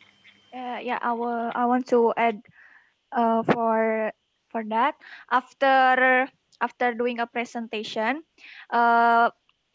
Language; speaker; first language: English; non-native, learner; Indonesian